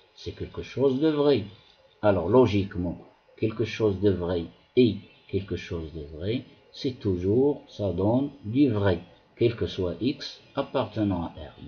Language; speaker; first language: French; non-native, local second language; Arabic